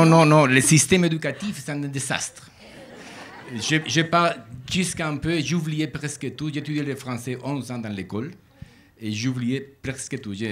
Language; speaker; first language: French; non-native, learner; Spanish